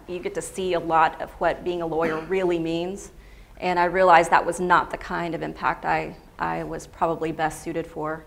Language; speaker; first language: English; native; English